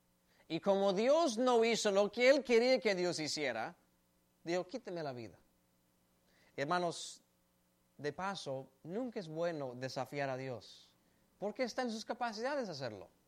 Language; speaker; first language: Spanish; native; Spanish